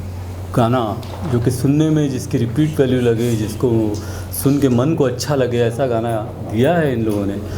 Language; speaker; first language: Hindi; native; Hindi